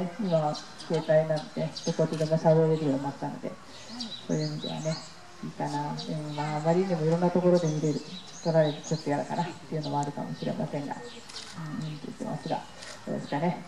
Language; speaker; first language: Japanese; native; Japanese